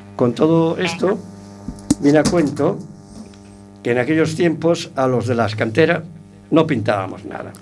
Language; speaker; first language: Spanish; native; Spanish